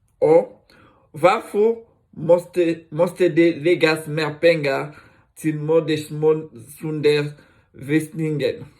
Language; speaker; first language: Swedish; non-native, learner; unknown